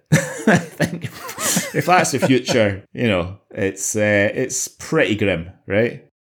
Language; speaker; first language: English; native; English